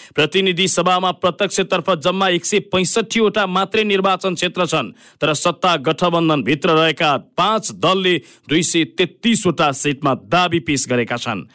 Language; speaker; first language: Nepali; native; Nepali